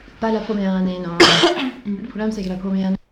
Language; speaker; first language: French; non-native, fluent; Swedish